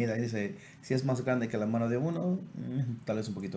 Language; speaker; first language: Spanish; native; Spanish